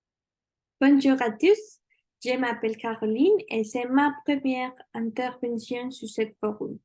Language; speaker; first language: French; non-native, learner; Spanish